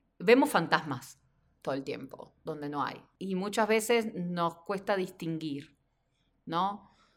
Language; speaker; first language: Spanish; native; Spanish